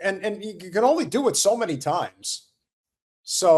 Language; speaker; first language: English; native; English